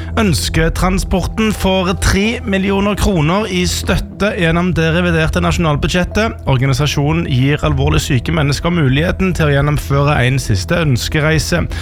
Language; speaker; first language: Norwegian; native; Norwegian